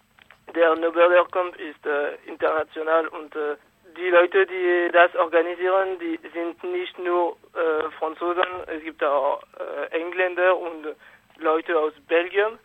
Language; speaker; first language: German; non-native, fluent; French